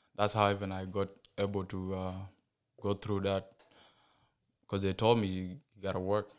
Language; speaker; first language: English; non-native, fluent; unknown